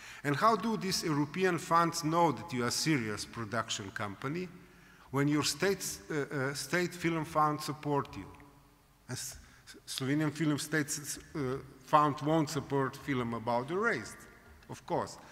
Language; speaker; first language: English; non-native, fluent; Slovenian